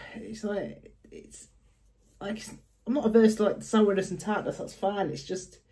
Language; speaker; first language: English; native; English